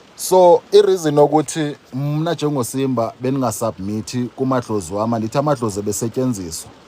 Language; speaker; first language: Zulu; non-native, local second language; Xhosa